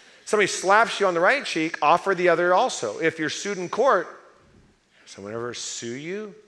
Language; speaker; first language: English; native; English